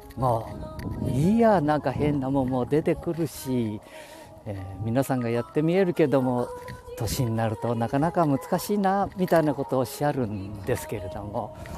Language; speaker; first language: Japanese; native; Japanese